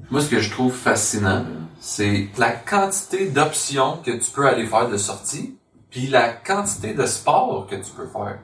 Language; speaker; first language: French; native; French